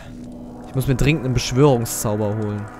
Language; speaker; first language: German; native; German